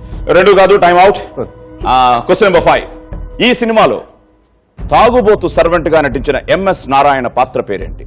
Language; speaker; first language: Telugu; native; Telugu